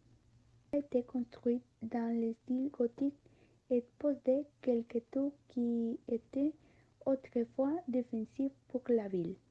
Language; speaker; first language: French; non-native, learner; Spanish